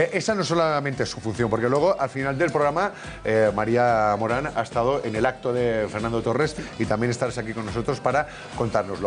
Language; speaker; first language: Spanish; native; Spanish